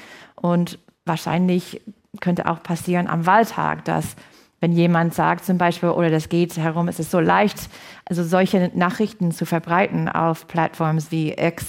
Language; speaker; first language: German; non-native, fluent; English